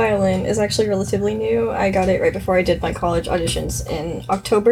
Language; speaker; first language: English; native; English